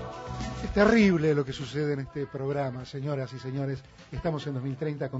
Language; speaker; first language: Spanish; native; Spanish